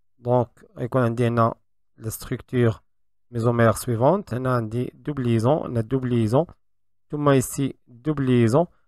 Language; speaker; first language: French; non-native, local second language; Arabic